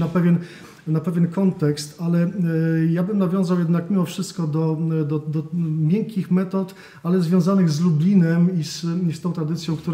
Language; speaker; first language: Polish; native; Polish